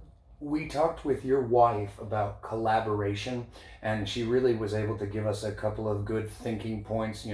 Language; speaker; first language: English; native; English